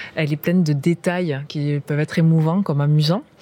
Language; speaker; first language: French; native; French